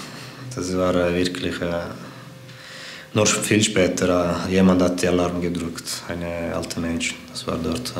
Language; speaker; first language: German; non-native, fluent; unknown